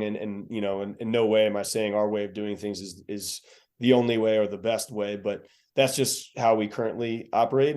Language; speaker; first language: English; native; English